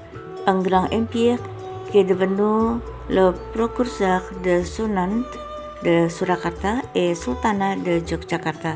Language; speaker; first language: French; non-native, fluent; Indonesian